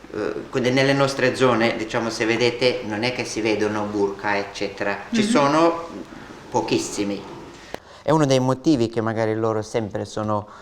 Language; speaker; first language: Italian; non-native, fluent; Persian